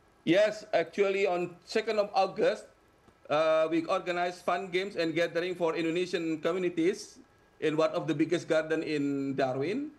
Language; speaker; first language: English; non-native, fluent; Indonesian